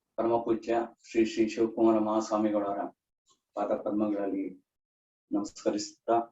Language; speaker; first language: Kannada; native; Kannada